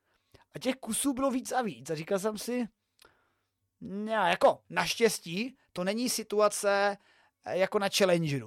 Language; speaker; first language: Czech; native; Czech